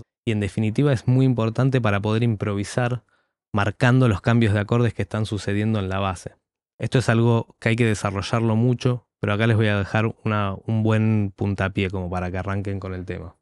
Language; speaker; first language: Spanish; native; Spanish